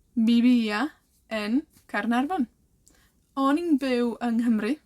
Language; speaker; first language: Welsh; native; Welsh